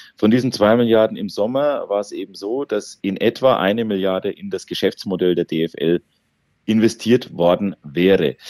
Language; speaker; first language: German; native; German